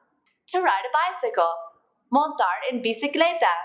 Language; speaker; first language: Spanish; non-native, fluent; English